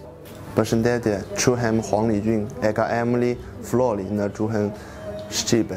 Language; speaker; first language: Albanian; non-native, learner; Chinese